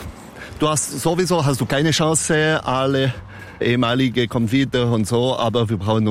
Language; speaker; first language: German; non-native, local second language; French